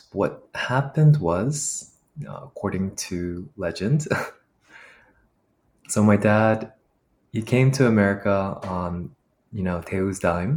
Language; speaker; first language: English; native; English